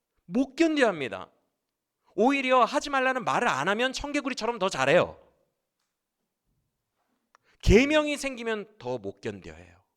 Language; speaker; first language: Korean; native; Korean